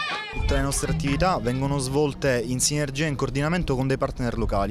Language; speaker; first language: Italian; native; Italian